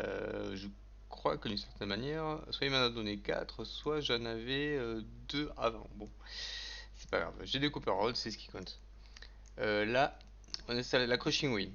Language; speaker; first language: French; native; French